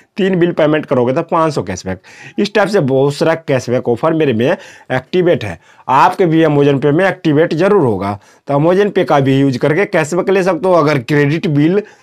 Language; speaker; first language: Hindi; native; Hindi